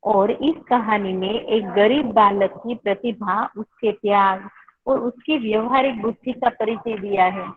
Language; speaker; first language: Hindi; non-native, local second language; Gujarati